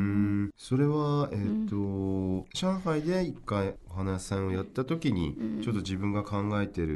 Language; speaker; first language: Japanese; native; Japanese